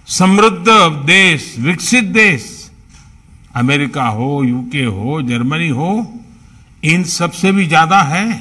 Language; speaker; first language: Hindi; non-native, local second language; Gujarati